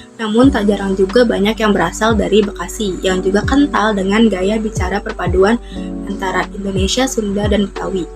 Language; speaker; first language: Indonesian; native; Indonesian